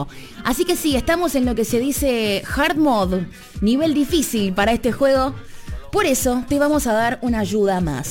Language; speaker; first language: Spanish; native; Spanish